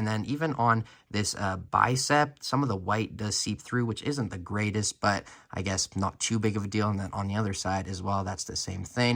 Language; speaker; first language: English; native; English